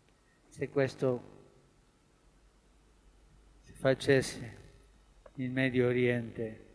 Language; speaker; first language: Italian; non-native, fluent; Spanish